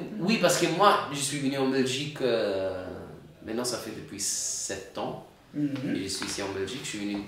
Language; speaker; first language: French; non-native, fluent; Italian